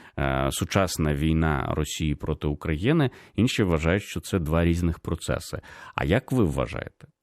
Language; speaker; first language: Ukrainian; native; Ukrainian